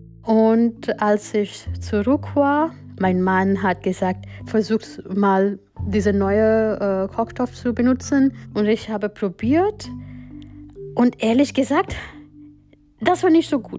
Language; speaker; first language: German; non-native, fluent; Gujarati